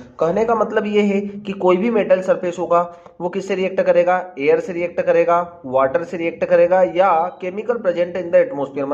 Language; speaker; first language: Hindi; native; Hindi